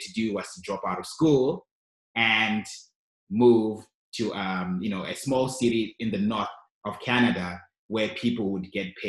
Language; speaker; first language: English; non-native, local second language; Shona